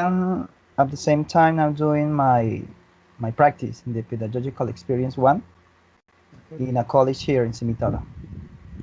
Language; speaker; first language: English; non-native, learner; Spanish